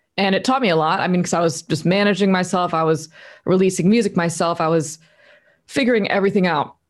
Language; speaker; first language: English; native; English